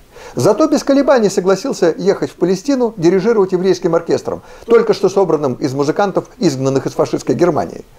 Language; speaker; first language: Russian; native; Russian